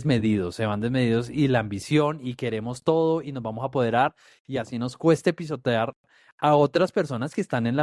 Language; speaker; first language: Spanish; native; Spanish